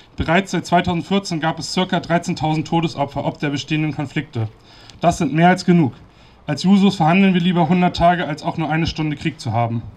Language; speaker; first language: German; native; German